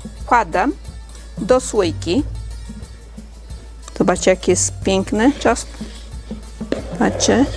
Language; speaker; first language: Polish; non-native, learner; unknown